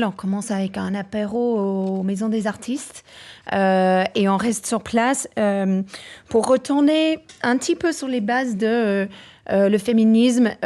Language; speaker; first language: French; non-native, fluent; English